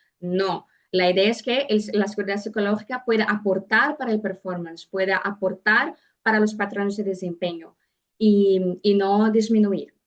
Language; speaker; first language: Spanish; non-native, fluent; Portuguese